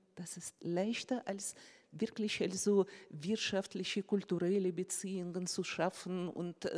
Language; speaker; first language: German; non-native, fluent; Russian